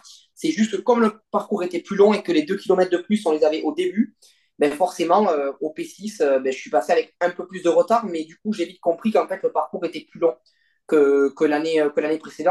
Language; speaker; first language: French; native; French